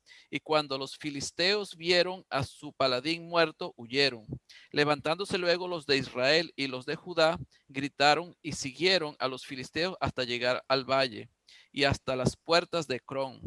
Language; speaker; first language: Spanish; native; Spanish